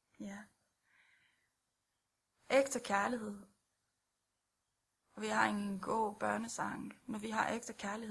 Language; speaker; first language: Danish; non-native, fluent; Romanian